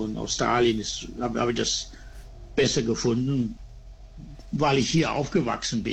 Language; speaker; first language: German; early bilingual, heritage; German